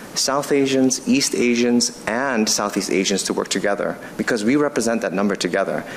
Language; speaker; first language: English; non-native, fluent; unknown